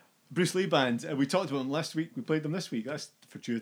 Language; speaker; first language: English; native; English